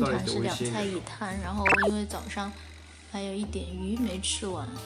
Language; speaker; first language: Chinese; non-native, local second language; Min Nan Chinese